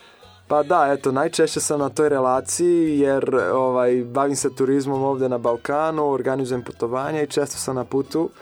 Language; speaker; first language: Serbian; non-native, fluent; Portuguese